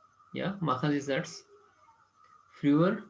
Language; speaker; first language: German; non-native, fluent; Urdu